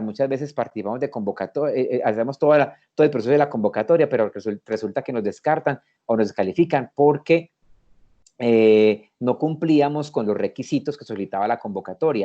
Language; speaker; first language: Spanish; native; Spanish